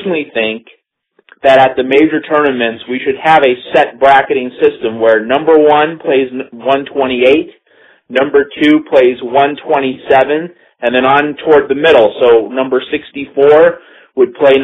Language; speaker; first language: English; native; English